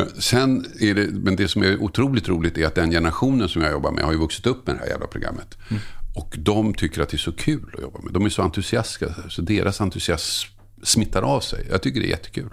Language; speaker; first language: Swedish; native; Swedish